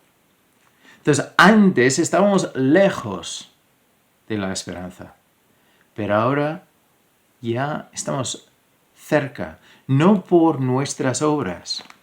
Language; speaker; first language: Spanish; non-native, fluent; English